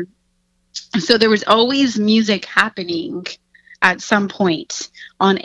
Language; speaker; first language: English; native; English